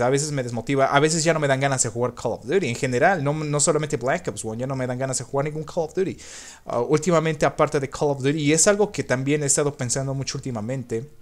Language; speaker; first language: Spanish; native; Spanish